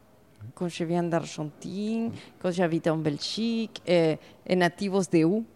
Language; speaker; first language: French; non-native, fluent; Spanish